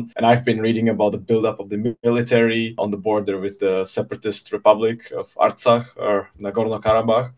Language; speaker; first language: English; non-native, fluent; Czech